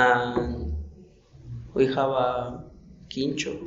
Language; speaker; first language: English; non-native, learner; Spanish